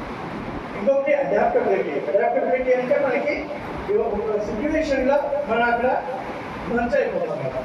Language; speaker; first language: Telugu; non-native, fluent; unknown